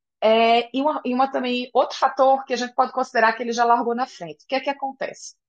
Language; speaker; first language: Portuguese; native; Portuguese